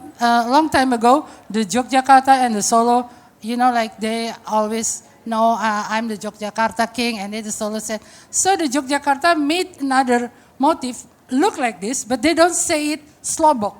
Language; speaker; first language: English; non-native, fluent; Indonesian